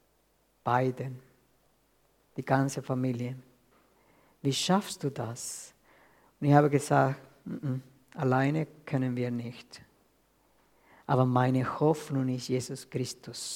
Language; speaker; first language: German; non-native, fluent; Spanish